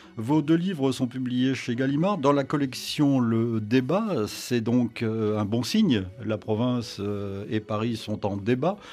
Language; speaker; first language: French; native; French